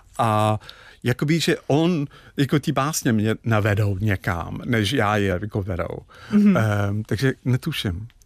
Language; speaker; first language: Czech; non-native, fluent; English